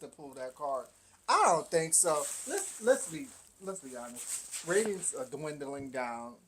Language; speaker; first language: English; native; English